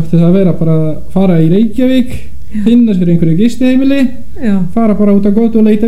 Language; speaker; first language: Icelandic; non-native, fluent; Polish